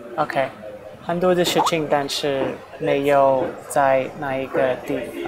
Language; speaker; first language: Chinese; non-native, learner; English